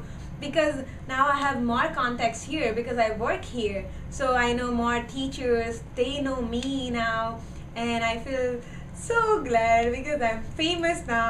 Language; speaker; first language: English; non-native, learner; Gujarati